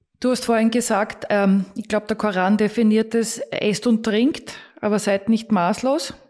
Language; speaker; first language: German; native; German